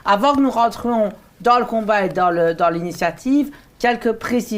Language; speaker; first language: French; native; French